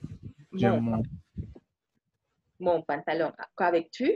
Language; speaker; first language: French; non-native, fluent; Spanish